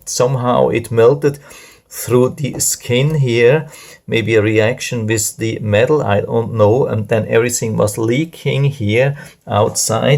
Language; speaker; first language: English; non-native, fluent; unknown